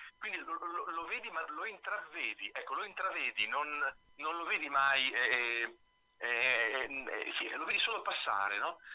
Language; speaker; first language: Italian; native; Italian